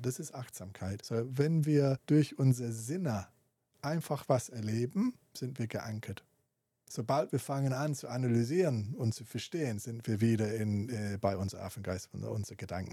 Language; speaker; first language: German; non-native, fluent; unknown